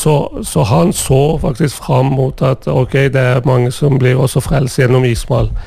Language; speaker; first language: Swedish; non-native, fluent; Persian